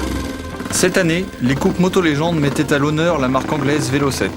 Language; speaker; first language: French; native; French